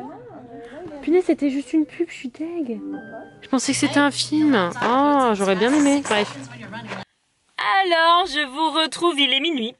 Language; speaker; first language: French; native; French